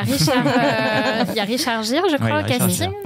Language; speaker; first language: French; native; French